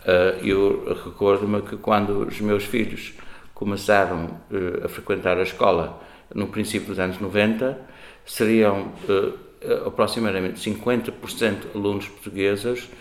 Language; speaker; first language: Portuguese; non-native, fluent; English